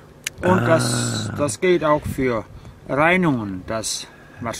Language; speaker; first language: German; non-native, learner; Danish